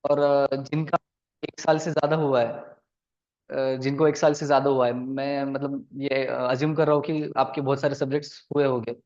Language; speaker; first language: Hindi; non-native, local second language; Marathi